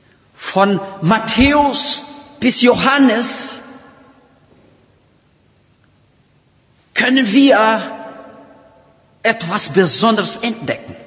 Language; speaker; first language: German; non-native, learner; Portuguese